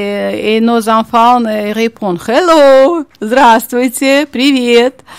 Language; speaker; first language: French; non-native, fluent; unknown